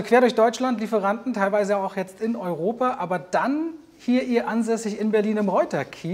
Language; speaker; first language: German; native; German